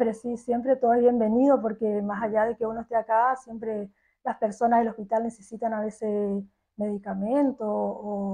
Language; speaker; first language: Spanish; native; Spanish